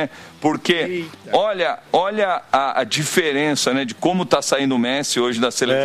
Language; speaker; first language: Portuguese; native; Portuguese